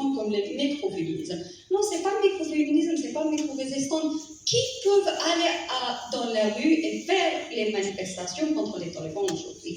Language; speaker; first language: French; non-native, fluent; Persian